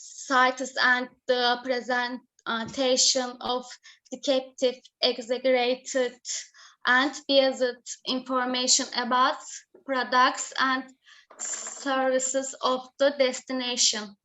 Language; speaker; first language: English; non-native, learner; Turkish